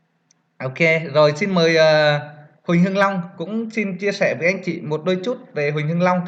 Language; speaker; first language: Vietnamese; native; Vietnamese